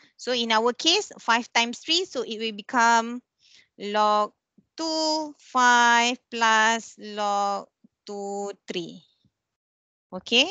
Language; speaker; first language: English; non-native, local second language; Malay